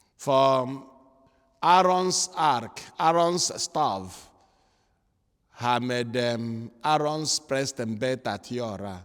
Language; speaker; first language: Swedish; non-native, fluent; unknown